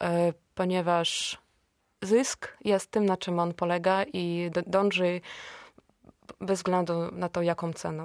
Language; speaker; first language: Polish; non-native, fluent; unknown